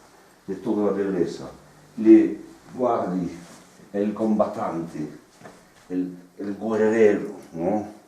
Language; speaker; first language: Italian; non-native, learner; French